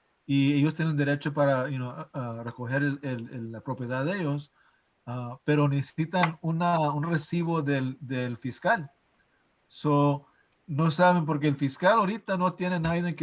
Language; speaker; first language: Spanish; early bilingual, heritage; English